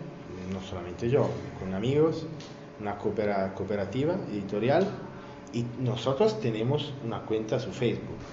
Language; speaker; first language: Spanish; non-native, learner; Italian